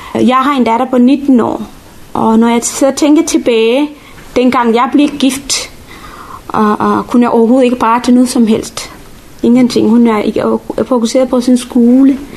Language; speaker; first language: Danish; non-native, fluent; Tamil